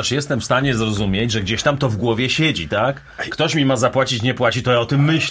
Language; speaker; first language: Polish; native; Polish